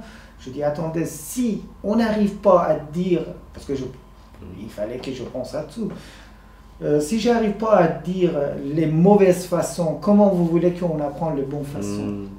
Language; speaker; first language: French; non-native, fluent; Persian